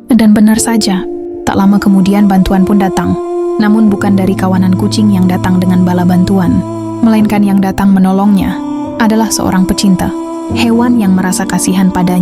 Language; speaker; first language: Indonesian; native; Indonesian